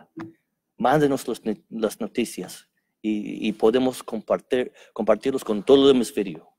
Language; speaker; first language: Spanish; non-native, fluent; English